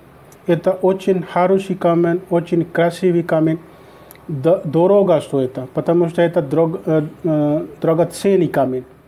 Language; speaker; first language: Russian; non-native, learner; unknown